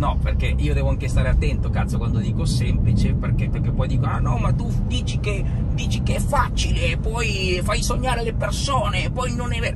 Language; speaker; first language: Italian; non-native, fluent; Spanish